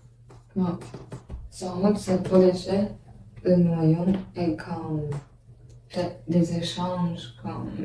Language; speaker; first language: French; non-native, learner; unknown